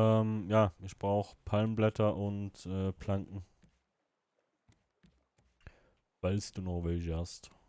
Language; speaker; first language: German; native; German